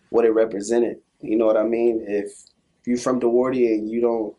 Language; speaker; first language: English; native; English